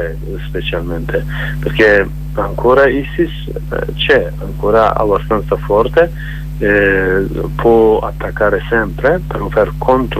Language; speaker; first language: Italian; non-native, learner; Kurdish